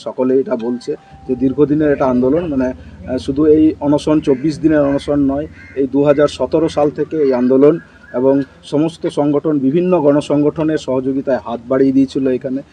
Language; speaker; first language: Bangla; non-native, local second language; Santali